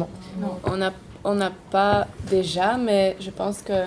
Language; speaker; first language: French; non-native, local second language; Dutch